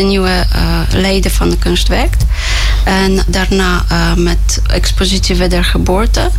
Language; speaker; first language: Dutch; non-native, learner; Polish